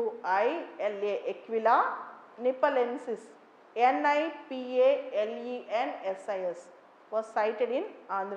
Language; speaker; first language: English; non-native, local second language; Telugu